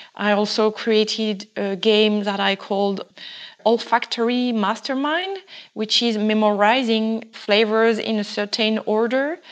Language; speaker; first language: English; non-native, fluent; French